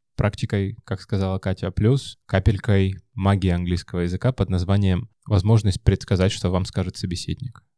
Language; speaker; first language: Russian; native; Russian